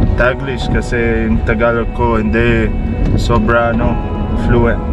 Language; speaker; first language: Filipino; non-native, learner; Arabic